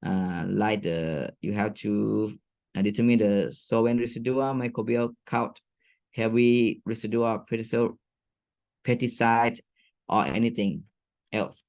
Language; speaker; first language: English; non-native, fluent; Thai